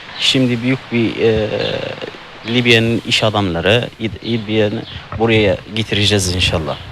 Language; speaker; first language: Turkish; non-native, learner; Arabic